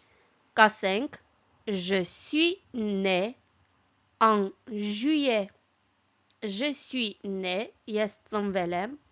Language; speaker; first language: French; non-native, fluent; Armenian